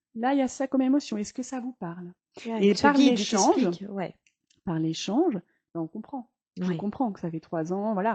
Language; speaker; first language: French; native; French